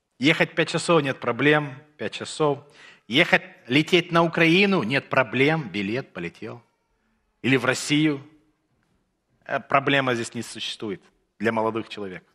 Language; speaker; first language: Russian; early bilingual, heritage; Russian